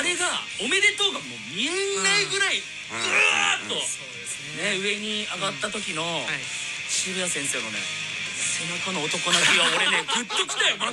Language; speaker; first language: Japanese; native; Japanese